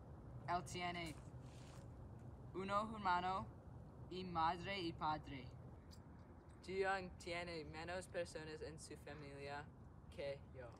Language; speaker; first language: Spanish; non-native, learner; English